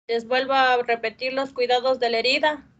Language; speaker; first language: Spanish; native; Spanish